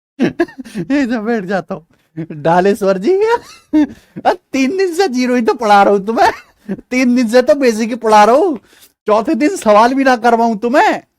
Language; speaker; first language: Hindi; native; Hindi